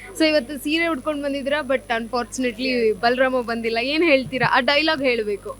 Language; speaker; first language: Kannada; native; Kannada